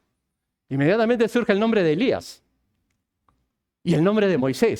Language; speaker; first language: Spanish; native; Spanish